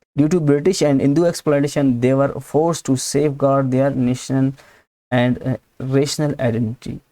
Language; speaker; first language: English; non-native, local second language; Urdu